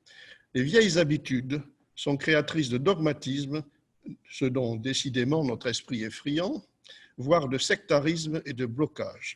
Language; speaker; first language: French; native; French